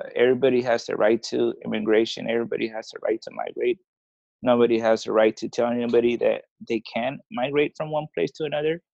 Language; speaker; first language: English; early bilingual, other home language; Spanish